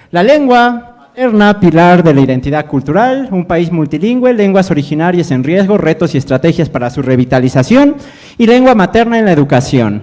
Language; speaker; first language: Spanish; native; Spanish